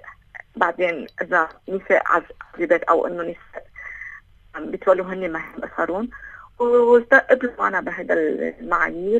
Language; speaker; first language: Arabic; native; Arabic